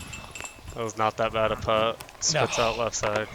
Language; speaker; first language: English; native; English